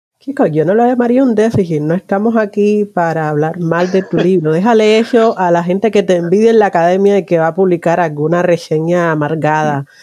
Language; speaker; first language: Spanish; native; Spanish